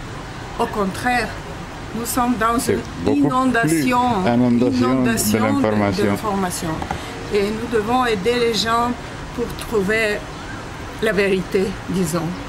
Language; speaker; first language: French; non-native, fluent; Bulgarian